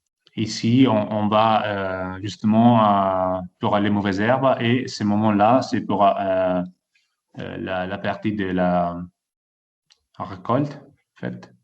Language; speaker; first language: French; non-native, fluent; Italian